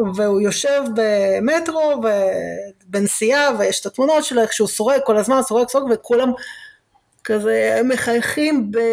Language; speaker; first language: Hebrew; early bilingual, other home language; Russian